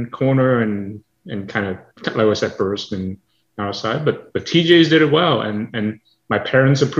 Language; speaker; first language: English; non-native, local second language; Cantonese